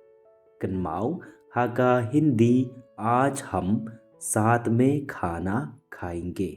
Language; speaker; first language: Hindi; non-native, local second language; Khasi